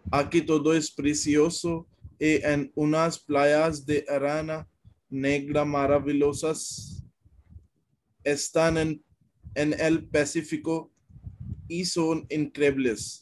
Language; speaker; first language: Spanish; non-native, learner; Hindi